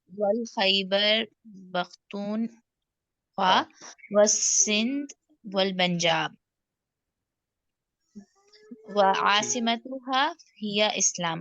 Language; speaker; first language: Arabic; non-native, learner; Urdu